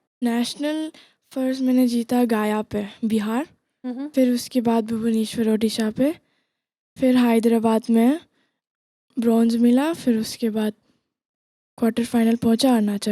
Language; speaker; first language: Hindi; non-native, local second language; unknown